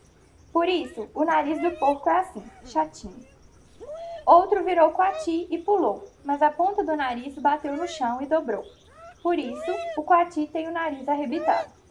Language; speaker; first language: Portuguese; native; Portuguese